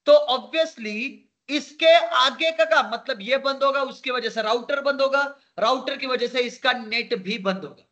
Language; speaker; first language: Hindi; non-native, local second language; Marathi